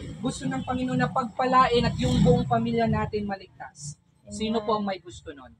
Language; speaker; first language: Filipino; non-native, local second language; Iloko